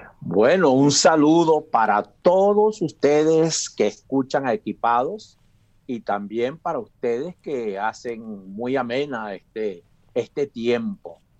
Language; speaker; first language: Spanish; native; Spanish